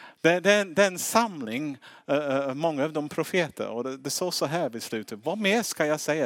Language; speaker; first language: Swedish; non-native, fluent; English